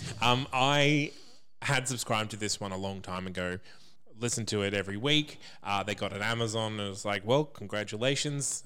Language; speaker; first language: English; native; English